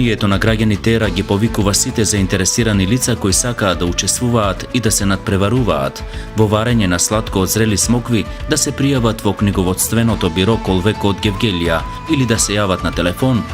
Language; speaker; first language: Macedonian; native; Macedonian